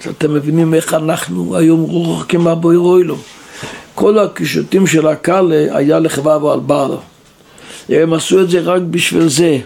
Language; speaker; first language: Hebrew; non-native, local second language; Yiddish